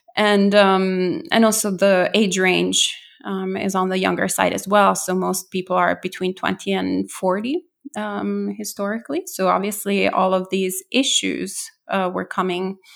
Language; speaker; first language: English; non-native, fluent; Italian